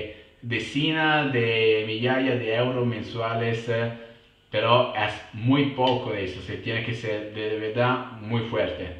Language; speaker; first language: Spanish; non-native, fluent; Italian